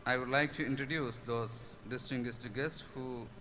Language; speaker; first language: English; non-native, local second language; Malayalam